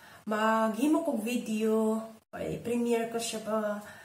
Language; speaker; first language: Filipino; non-native, local second language; Cebuano